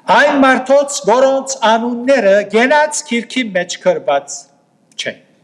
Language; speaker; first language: Armenian; native; Armenian